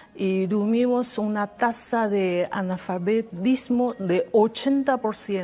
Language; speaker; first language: Spanish; non-native, learner; Chinese